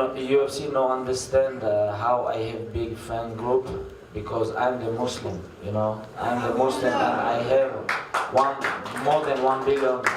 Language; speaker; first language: English; non-native, learner; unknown